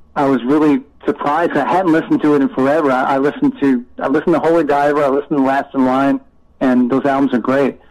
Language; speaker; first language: English; native; English